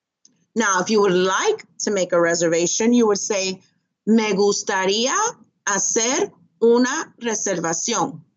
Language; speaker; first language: Spanish; non-native, fluent; English